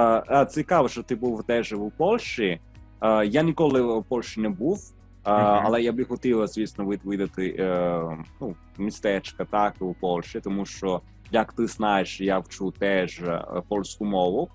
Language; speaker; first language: Ukrainian; non-native, fluent; Italian